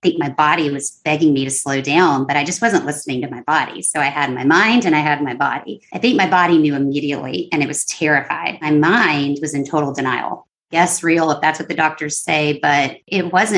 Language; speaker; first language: English; native; English